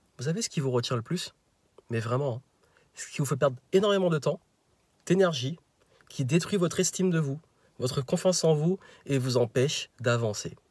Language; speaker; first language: French; native; French